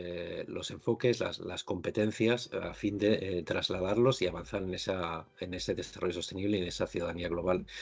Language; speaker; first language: Spanish; native; Spanish